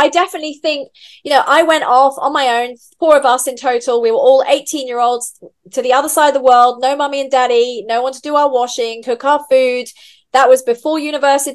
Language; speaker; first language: English; native; English